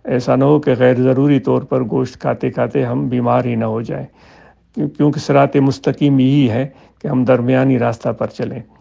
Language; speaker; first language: Urdu; non-native, local second language; Sindhi